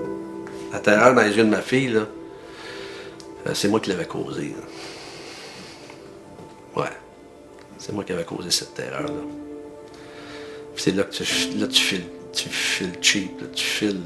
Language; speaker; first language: French; native; French